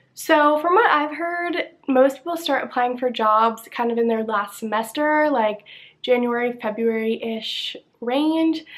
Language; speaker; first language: English; native; English